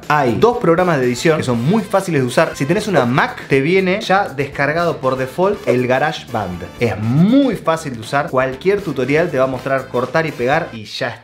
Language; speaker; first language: Spanish; native; Spanish